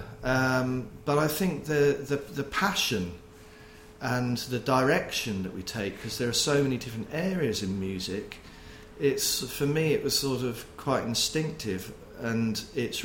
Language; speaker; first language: English; native; English